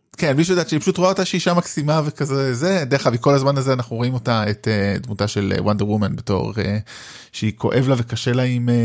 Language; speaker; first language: Hebrew; native; Hebrew